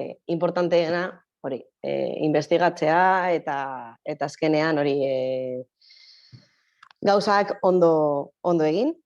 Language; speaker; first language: Basque; non-native, local second language; Spanish